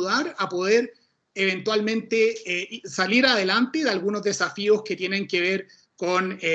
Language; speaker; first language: Spanish; native; Spanish